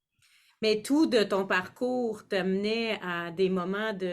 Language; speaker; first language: French; native; French